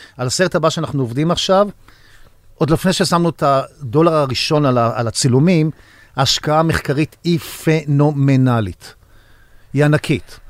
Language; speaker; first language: Hebrew; native; Hebrew